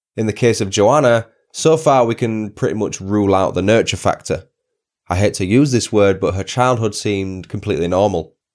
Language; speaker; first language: English; native; English